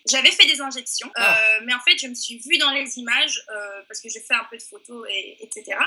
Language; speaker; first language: French; early bilingual, other home language; Persian